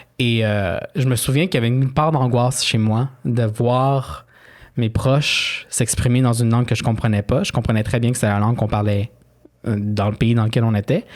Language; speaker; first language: French; early bilingual, other home language; Spanish